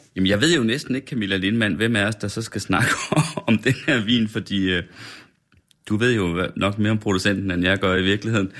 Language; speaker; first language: Danish; native; Danish